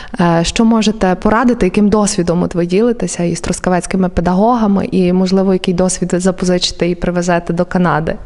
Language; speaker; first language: Ukrainian; native; Ukrainian